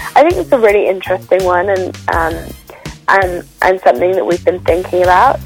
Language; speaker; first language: English; native; English